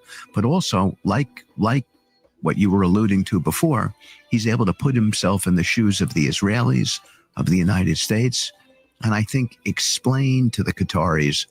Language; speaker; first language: English; native; English